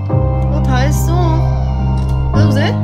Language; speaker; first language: Korean; early bilingual, heritage; English